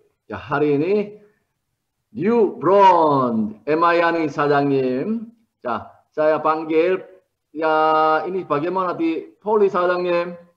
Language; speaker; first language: Indonesian; non-native, learner; Korean